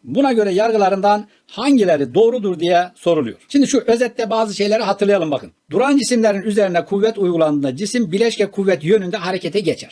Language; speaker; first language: Turkish; native; Turkish